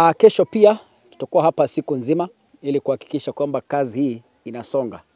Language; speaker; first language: Swahili; non-native, local second language; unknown